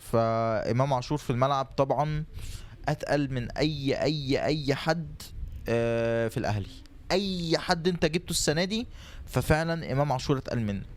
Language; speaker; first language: Arabic; native; Arabic